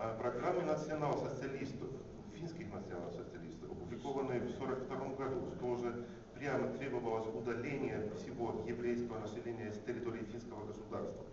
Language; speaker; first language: Russian; non-native, fluent; Finnish